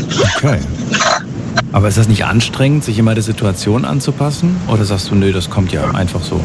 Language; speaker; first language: German; native; German